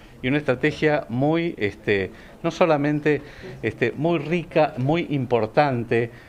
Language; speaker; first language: Spanish; native; Spanish